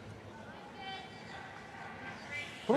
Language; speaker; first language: Russian; native; Russian